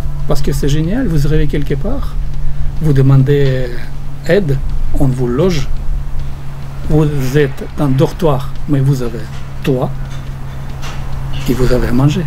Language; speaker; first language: French; non-native, fluent; Russian